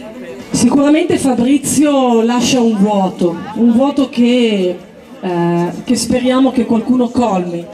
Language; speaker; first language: Italian; native; Italian